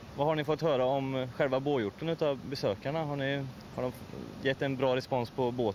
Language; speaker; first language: Swedish; native; Swedish